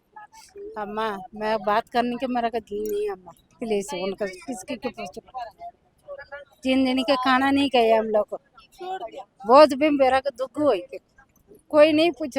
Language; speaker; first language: Hindi; non-native, local second language; Tamil